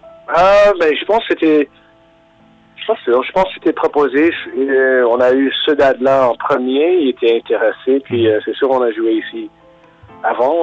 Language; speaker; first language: French; non-native, fluent; English